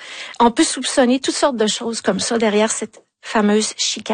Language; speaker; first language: French; native; French